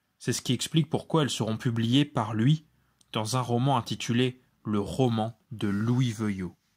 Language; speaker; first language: French; native; French